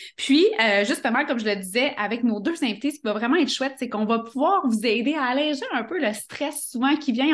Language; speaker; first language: French; native; French